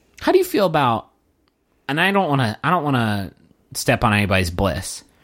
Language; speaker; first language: English; native; English